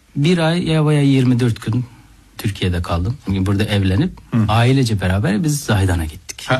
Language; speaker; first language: Turkish; non-native, fluent; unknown